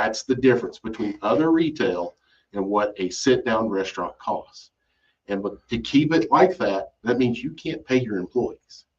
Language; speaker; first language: English; native; English